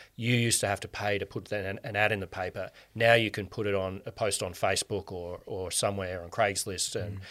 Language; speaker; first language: English; native; English